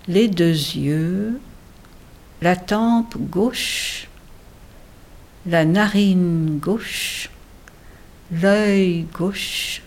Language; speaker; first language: French; native; French